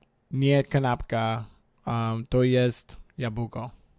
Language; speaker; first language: Polish; non-native, learner; English